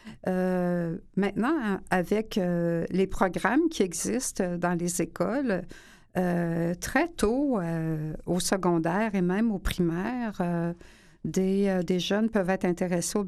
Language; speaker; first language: French; native; French